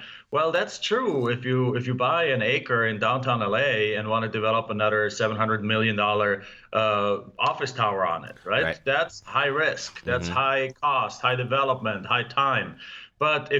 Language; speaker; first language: English; non-native, fluent; German